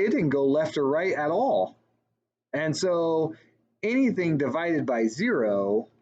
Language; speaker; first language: English; native; English